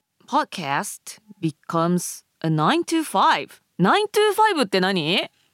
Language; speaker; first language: English; non-native, fluent; Japanese